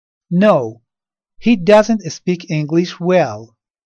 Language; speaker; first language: English; non-native, fluent; Persian